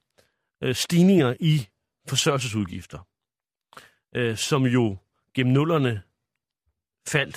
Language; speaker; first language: Danish; early bilingual, other home language; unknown